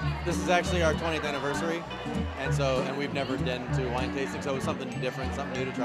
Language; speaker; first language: English; native; English